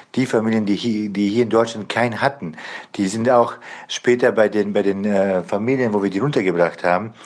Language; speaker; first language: German; non-native, fluent; Bosnian